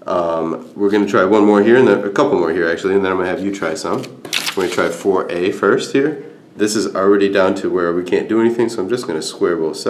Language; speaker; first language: English; native; English